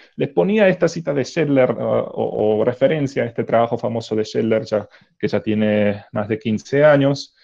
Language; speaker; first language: Spanish; non-native, fluent; Czech